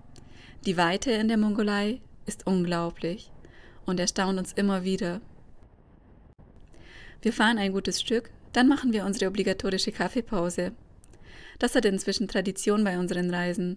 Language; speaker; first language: German; native; German